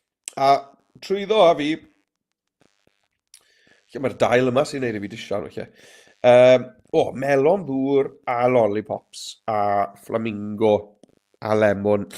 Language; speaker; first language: Welsh; native; Welsh